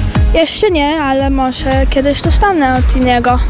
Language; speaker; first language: Polish; early bilingual, heritage; Polish